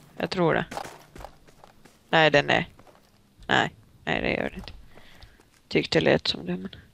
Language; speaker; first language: Swedish; native; Swedish